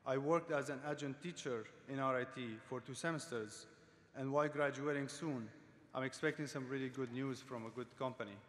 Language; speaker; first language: English; non-native, fluent; Arabic